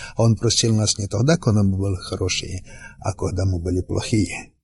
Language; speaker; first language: Russian; non-native, local second language; Rusyn